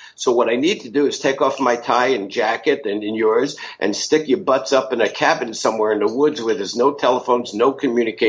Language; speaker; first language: English; native; English